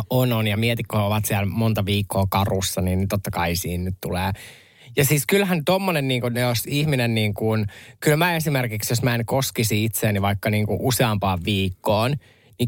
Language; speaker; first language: Finnish; native; Finnish